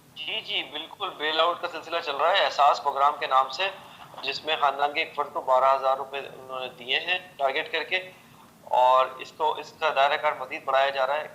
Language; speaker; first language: Urdu; native; Urdu